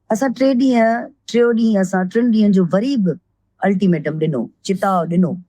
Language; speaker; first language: Sindhi; native; Sindhi